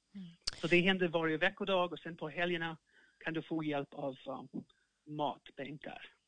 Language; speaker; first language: Swedish; non-native, fluent; English